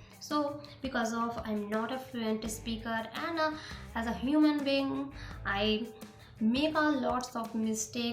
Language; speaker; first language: English; non-native, learner; Hindi